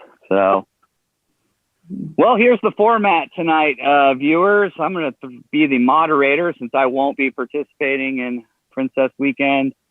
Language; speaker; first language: English; native; English